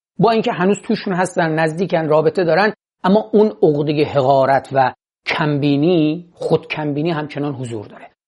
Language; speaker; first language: Persian; native; Persian